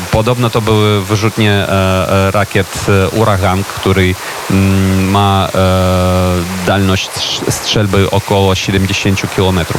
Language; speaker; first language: Polish; non-native, fluent; Ukrainian